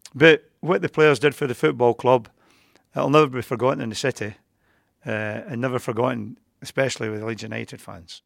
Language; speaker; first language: English; native; English